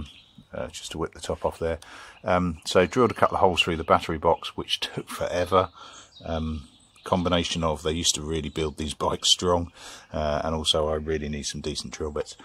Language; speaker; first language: English; native; English